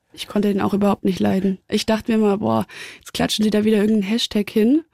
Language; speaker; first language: German; native; German